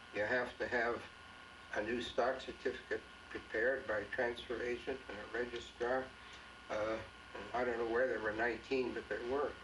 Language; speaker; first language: English; native; English